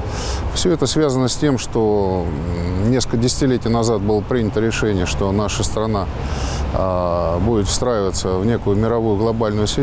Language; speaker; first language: Russian; native; Russian